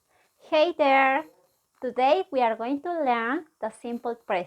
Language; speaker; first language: English; non-native, fluent; Spanish